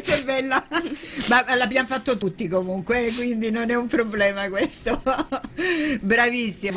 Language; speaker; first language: Italian; native; Italian